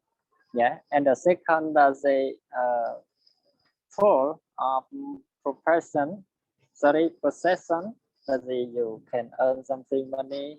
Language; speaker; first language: English; non-native, learner; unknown